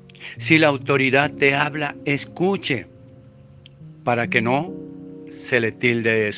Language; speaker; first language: Spanish; native; Spanish